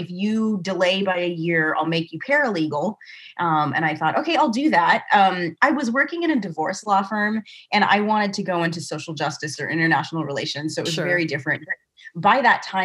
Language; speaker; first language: English; native; English